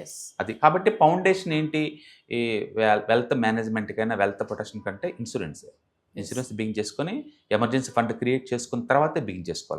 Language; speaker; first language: Telugu; native; Telugu